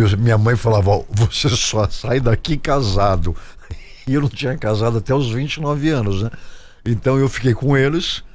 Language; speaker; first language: Portuguese; native; Portuguese